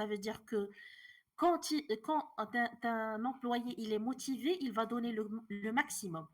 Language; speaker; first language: French; non-native, local second language; Arabic